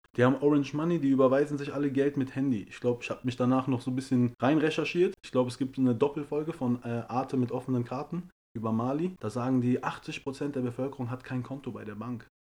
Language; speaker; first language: German; early bilingual, other home language; Persian